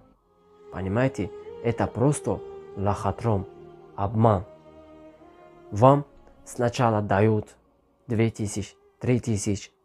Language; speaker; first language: Russian; non-native, learner; Tajik